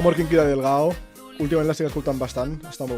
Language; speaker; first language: Catalan; native; Catalan